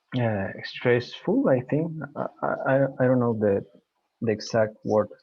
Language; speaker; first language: English; non-native, learner; Spanish